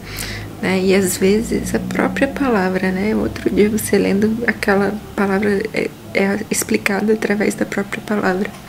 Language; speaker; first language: Portuguese; native; Portuguese